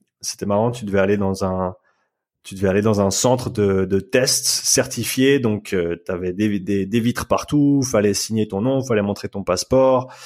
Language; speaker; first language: French; native; French